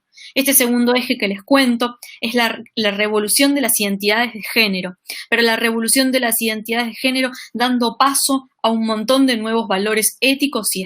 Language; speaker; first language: Spanish; native; Spanish